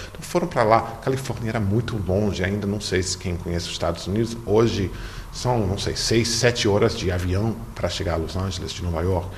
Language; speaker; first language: Portuguese; non-native, fluent; English